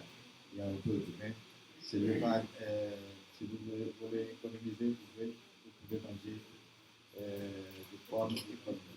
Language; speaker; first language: French; non-native, learner; Portuguese